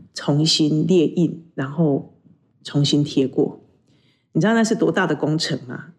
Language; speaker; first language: Chinese; native; Chinese